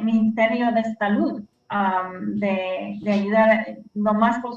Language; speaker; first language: Spanish; early bilingual, heritage; Spanish